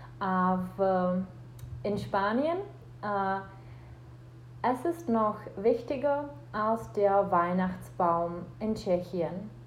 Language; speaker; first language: German; non-native, fluent; Czech